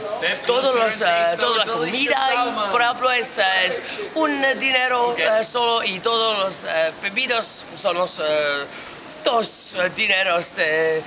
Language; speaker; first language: Spanish; non-native, learner; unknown